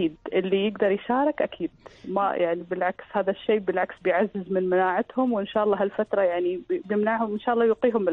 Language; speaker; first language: Arabic; native; Arabic